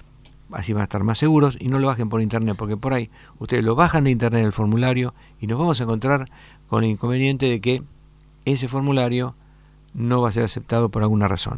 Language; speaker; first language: Spanish; native; Spanish